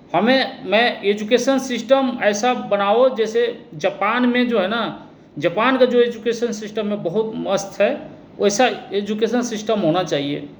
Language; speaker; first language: Hindi; native; Hindi